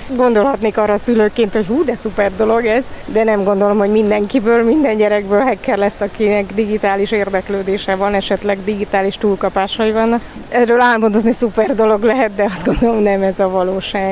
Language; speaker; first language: Hungarian; native; Hungarian